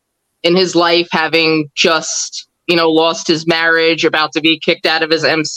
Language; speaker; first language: English; native; English